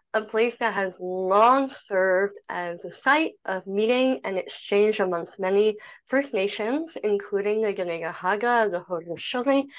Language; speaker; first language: English; native; English